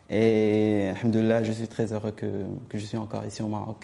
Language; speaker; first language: French; non-native, local second language; Arabic